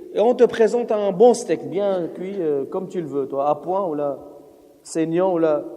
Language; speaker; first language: French; non-native, local second language; Arabic